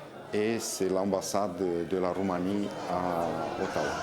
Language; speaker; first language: French; non-native, fluent; Romanian